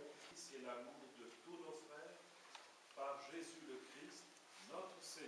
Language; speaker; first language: French; native; French